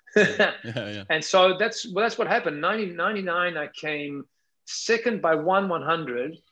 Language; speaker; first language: English; non-native, fluent; Italian